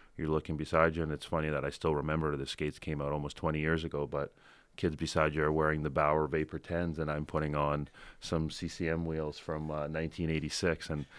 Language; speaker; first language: English; early bilingual, other home language; Ukrainian